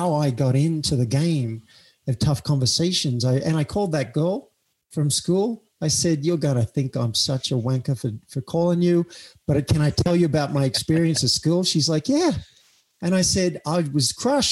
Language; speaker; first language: English; native; English